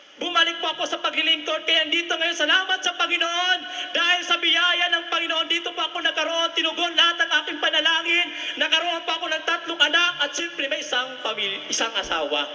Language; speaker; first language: Filipino; non-native, local second language; Cebuano